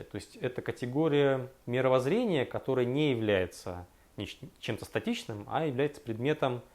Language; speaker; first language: Russian; native; Russian